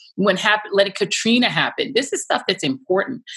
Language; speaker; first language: English; native; English